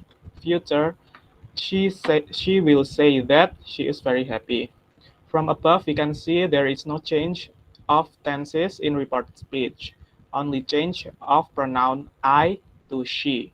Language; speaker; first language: English; non-native, learner; Indonesian